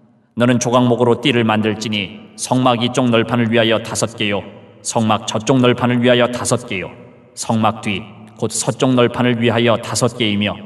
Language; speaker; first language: Korean; native; Korean